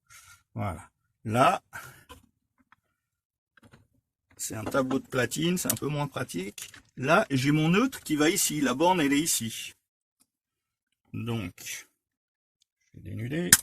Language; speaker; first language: French; native; French